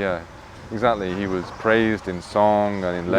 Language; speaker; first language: English; native; English